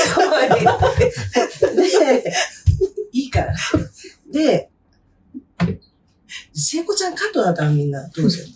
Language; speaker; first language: Japanese; native; Japanese